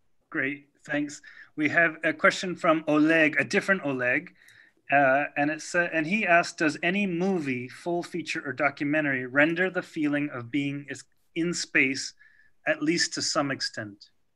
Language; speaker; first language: English; native; English